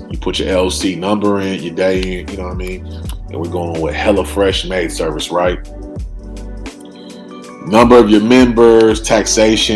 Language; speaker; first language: English; native; English